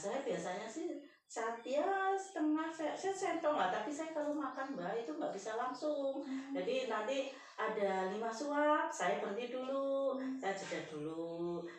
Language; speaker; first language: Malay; non-native, local second language; Javanese